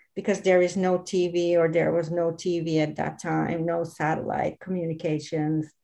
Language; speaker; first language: English; non-native, fluent; Bulgarian